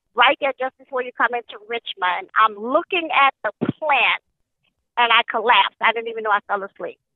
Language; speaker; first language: English; native; English